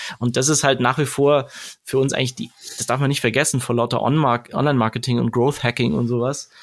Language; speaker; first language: German; native; German